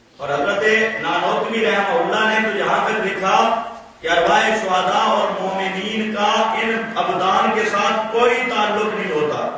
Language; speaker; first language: Urdu; non-native, local second language; Punjabi